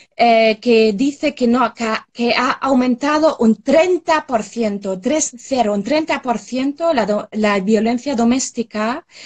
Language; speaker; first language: Spanish; non-native, fluent; German